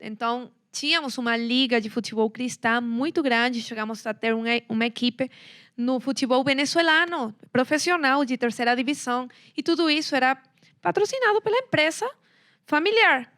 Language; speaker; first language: Portuguese; non-native, fluent; Spanish